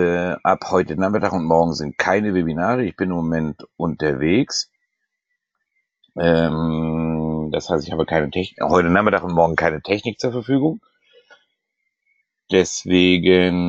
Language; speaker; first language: German; native; German